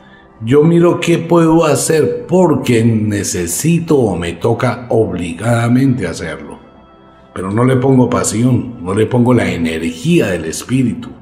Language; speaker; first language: Spanish; native; Spanish